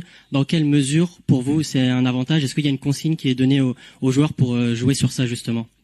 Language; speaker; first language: French; native; French